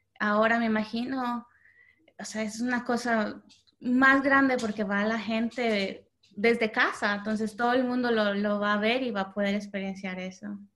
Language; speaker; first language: Spanish; early bilingual, heritage; Spanish